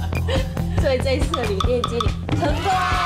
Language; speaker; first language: Chinese; native; Chinese